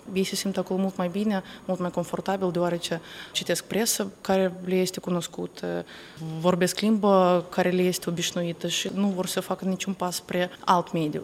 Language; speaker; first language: Romanian; non-native, local second language; Russian